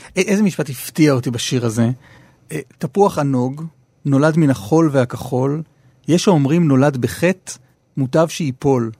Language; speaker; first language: Hebrew; native; Hebrew